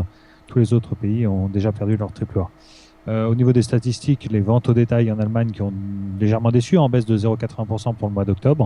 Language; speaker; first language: French; native; French